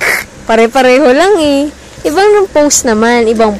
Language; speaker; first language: Filipino; native; Filipino